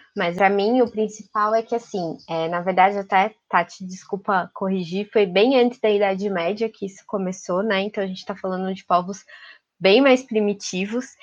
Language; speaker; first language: Portuguese; native; Portuguese